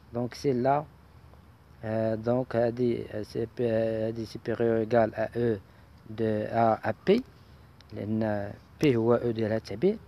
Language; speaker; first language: French; non-native, local second language; Arabic